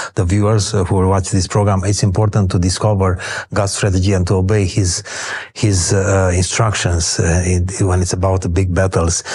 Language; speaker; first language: English; non-native, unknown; Romanian